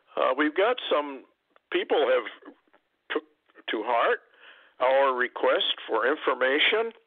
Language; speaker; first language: English; native; English